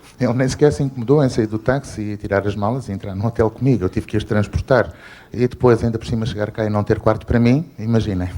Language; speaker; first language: Portuguese; native; Portuguese